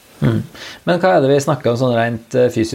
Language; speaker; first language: Norwegian; native; Norwegian